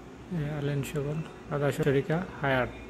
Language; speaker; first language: Arabic; non-native, learner; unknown